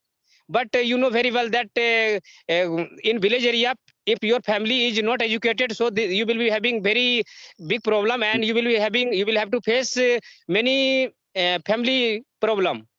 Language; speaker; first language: English; non-native, learner; Hindi